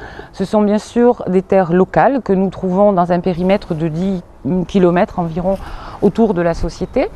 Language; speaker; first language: French; native; French